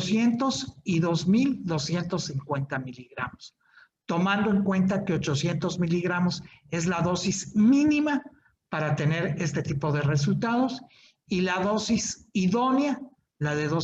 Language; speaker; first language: Spanish; native; Spanish